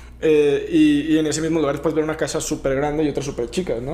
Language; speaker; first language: Spanish; native; Spanish